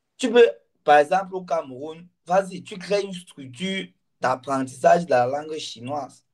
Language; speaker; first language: French; non-native, local second language; Ghomala